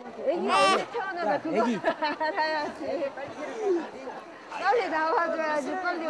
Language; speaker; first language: Korean; non-native, fluent; Japanese